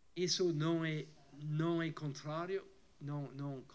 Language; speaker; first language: Portuguese; non-native, fluent; French